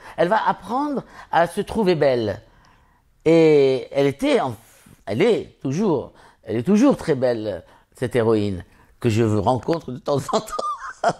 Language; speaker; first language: French; non-native, local second language; Arabic